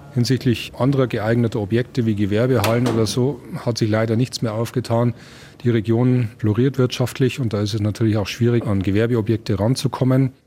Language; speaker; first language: German; native; German